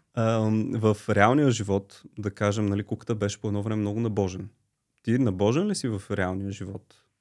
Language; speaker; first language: Bulgarian; native; Bulgarian